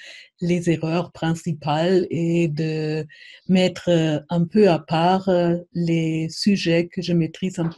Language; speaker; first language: French; non-native, fluent; German